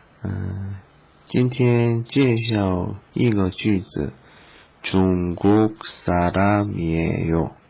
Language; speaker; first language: Chinese; non-native, learner; Korean